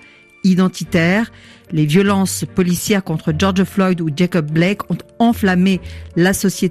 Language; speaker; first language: French; native; French